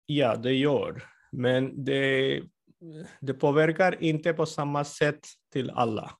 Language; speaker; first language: Swedish; non-native, fluent; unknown